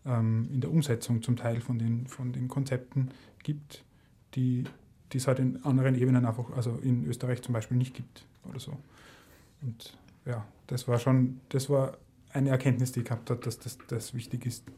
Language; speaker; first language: German; native; German